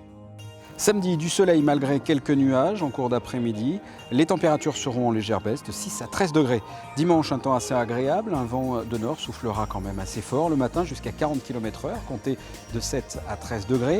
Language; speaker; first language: French; native; French